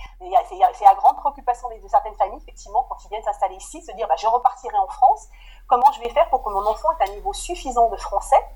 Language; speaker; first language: French; native; French